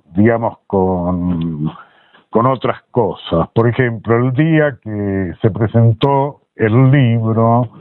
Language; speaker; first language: Spanish; native; Spanish